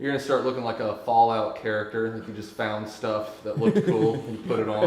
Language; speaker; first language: English; native; English